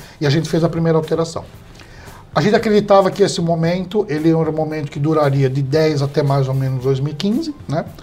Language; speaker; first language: Portuguese; early bilingual, heritage; English